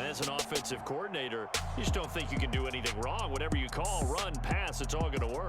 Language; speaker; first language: English; native; English